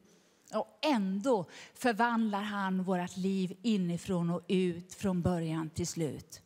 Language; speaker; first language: Swedish; native; Swedish